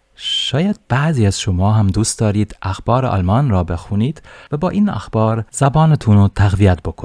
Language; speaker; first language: Persian; non-native, fluent; German